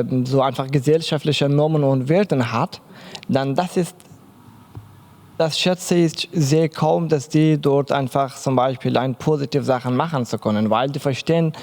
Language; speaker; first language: German; non-native, learner; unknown